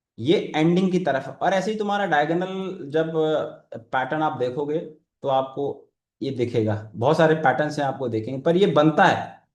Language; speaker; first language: Hindi; native; Hindi